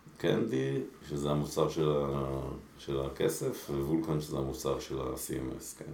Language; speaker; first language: Hebrew; early bilingual, other home language; Spanish